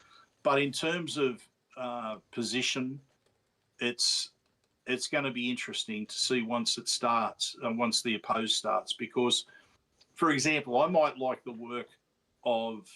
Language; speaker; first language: English; native; English